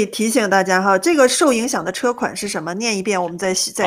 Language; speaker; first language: Chinese; native; Chinese